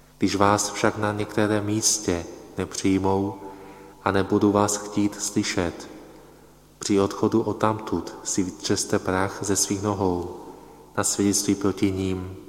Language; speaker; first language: Czech; non-native, fluent; Polish